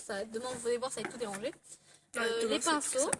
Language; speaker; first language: French; native; French